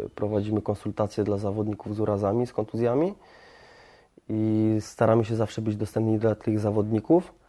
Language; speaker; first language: Polish; early bilingual, heritage; Polish